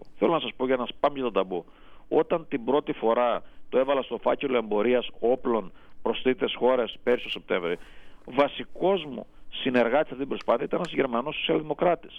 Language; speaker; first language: Greek; native; Greek